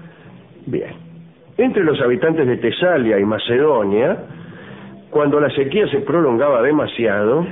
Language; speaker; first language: Spanish; native; Spanish